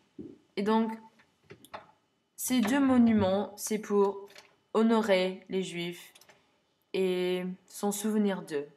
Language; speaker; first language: French; non-native, learner; English